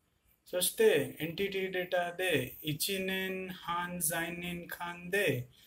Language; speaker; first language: Japanese; non-native, learner; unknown